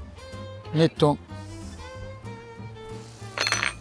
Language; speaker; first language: Italian; native; Italian